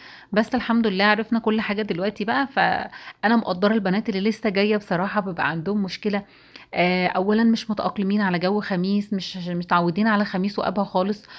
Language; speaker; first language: Arabic; native; Arabic